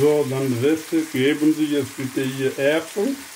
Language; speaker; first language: German; non-native, learner; Urdu